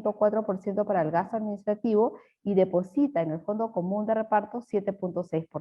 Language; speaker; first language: Spanish; native; Spanish